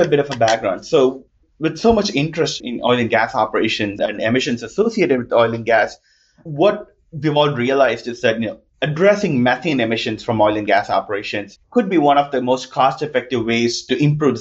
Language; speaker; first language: English; non-native, local second language; Tamil